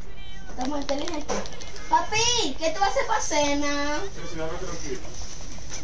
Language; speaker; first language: Spanish; early bilingual, heritage; Spanish